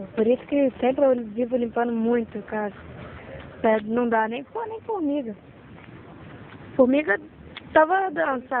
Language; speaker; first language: Portuguese; native; Portuguese